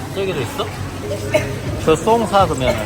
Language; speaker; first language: Korean; native; Korean